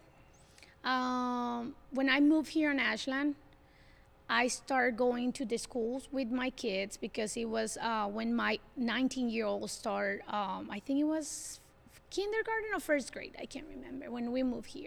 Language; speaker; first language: English; non-native, fluent; Spanish